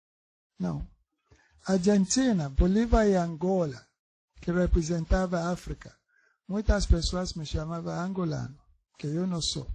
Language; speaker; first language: Portuguese; non-native, learner; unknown